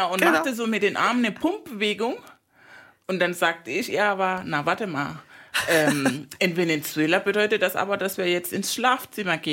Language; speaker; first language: German; non-native, fluent; Spanish